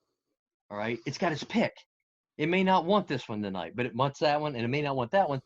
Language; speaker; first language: English; native; English